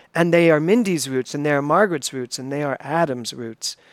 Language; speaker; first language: English; native; English